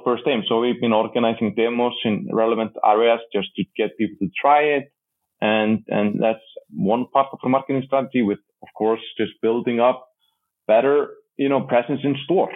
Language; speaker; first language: English; non-native, fluent; Icelandic